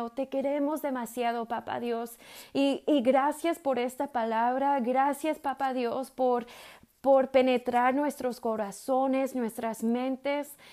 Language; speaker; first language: Spanish; early bilingual, heritage; Spanish